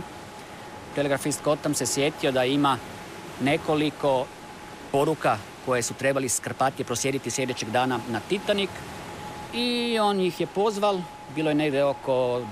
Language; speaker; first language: Serbian; native; Serbian